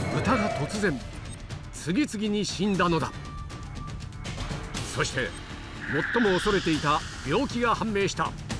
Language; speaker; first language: Japanese; native; Japanese